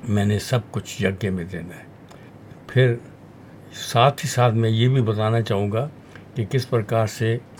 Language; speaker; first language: Hindi; non-native, local second language; Punjabi